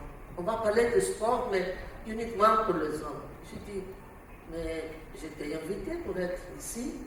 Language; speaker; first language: French; non-native, learner; Portuguese